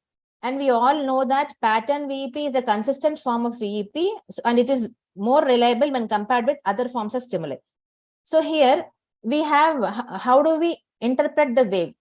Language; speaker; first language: English; non-native, local second language; Tamil